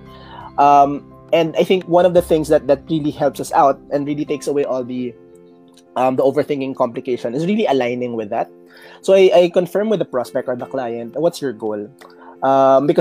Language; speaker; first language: English; non-native, local second language; Filipino